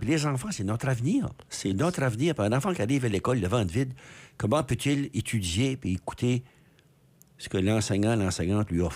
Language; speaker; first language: French; native; French